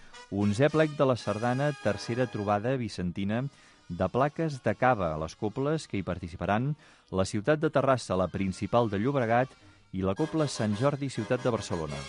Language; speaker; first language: Catalan; native; Catalan